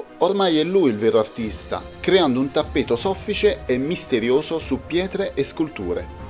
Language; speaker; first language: Italian; native; Italian